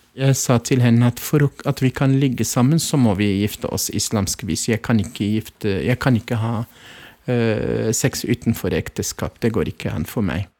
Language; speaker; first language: Norwegian; non-native, fluent; Arabic